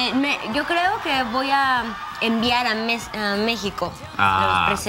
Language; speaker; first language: Portuguese; non-native, learner; Spanish